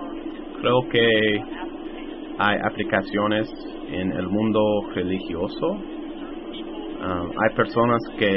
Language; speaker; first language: Spanish; non-native, fluent; English